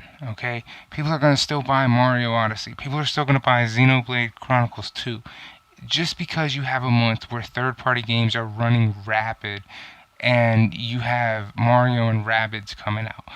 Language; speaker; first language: English; native; English